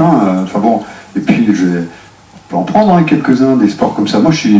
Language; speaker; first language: French; native; French